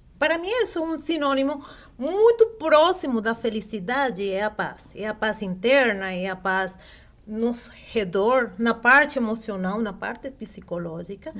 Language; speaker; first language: Portuguese; non-native, fluent; Spanish